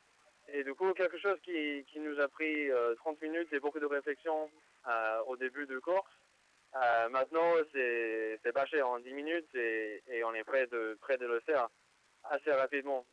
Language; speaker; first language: French; non-native, fluent; English